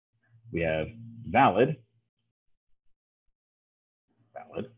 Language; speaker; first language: English; native; English